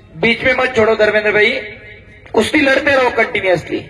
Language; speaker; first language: Hindi; non-native, local second language; Marathi